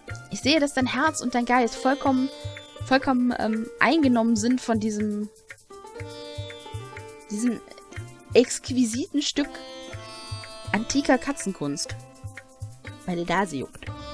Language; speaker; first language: German; native; German